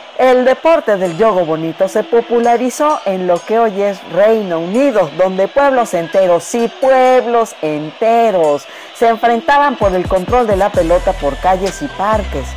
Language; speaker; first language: Spanish; native; Spanish